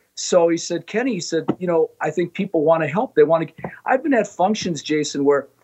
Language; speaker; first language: English; native; English